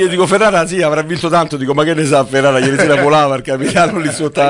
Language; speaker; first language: Italian; native; Italian